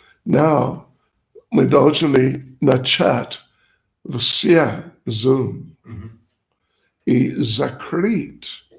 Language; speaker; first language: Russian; non-native, learner; English